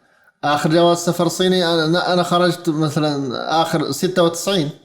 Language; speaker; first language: Arabic; non-native, fluent; Uyghur